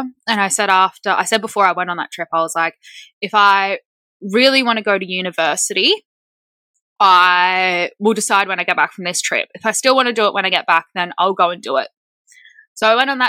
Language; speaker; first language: English; native; English